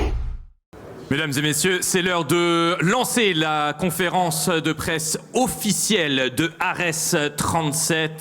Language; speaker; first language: French; native; French